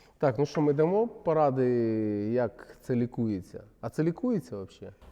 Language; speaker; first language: Ukrainian; non-native, local second language; Russian